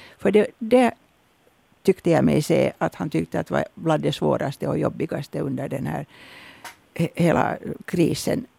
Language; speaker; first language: Swedish; native; Swedish